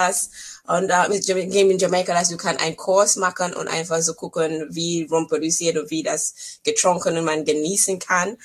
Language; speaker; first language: German; non-native, fluent; English